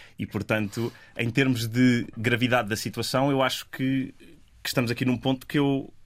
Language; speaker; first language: Portuguese; native; Portuguese